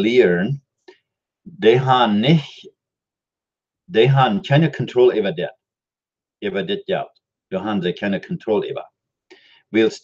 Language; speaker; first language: German; non-native, learner; Dutch